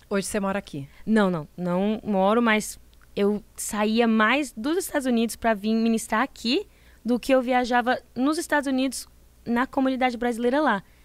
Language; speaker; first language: Portuguese; early bilingual, heritage; Portuguese